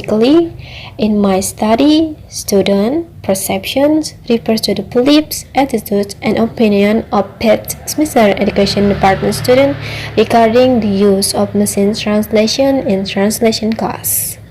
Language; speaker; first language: English; non-native, learner; Indonesian